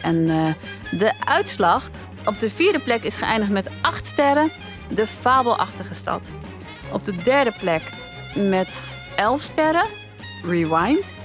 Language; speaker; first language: Dutch; native; Dutch